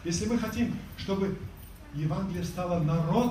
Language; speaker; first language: Russian; native; Russian